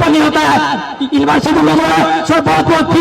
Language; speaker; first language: Hindi; native; Hindi